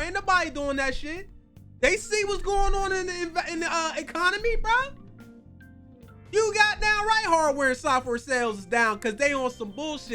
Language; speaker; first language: English; native; English